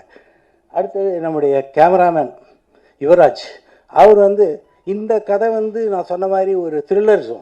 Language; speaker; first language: Tamil; native; Tamil